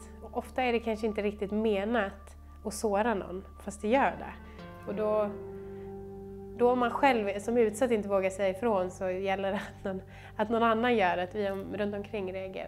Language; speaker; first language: Swedish; native; Swedish